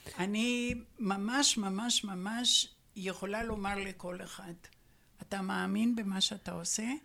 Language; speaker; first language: Hebrew; non-native, fluent; Romanian